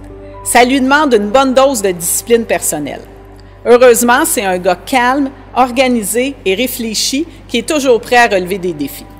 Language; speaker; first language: French; native; French